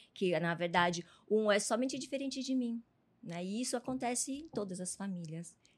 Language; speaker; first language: Portuguese; early bilingual, other home language; Chinese